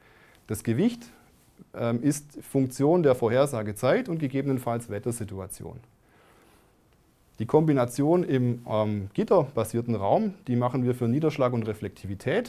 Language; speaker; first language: German; native; German